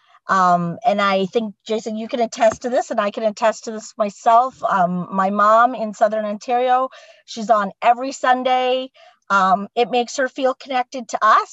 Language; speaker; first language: English; native; English